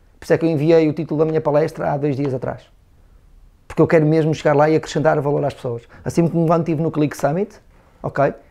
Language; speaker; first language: Portuguese; native; Portuguese